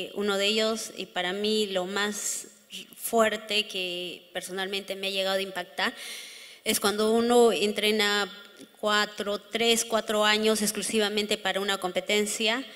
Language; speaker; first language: Spanish; native; Spanish